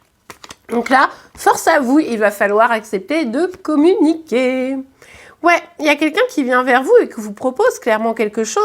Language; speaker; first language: French; native; French